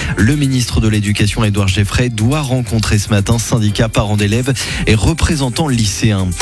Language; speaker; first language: French; native; French